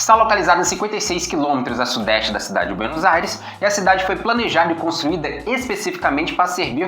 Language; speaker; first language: Portuguese; native; Portuguese